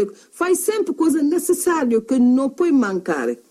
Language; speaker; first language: Italian; non-native, learner; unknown